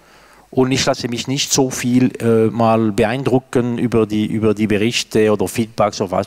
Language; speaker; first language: German; non-native, local second language; French